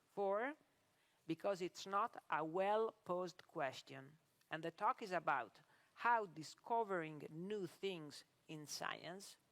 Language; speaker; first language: English; non-native, fluent; Italian